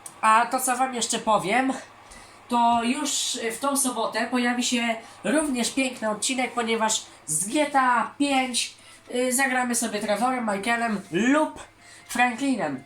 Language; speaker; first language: Polish; native; Polish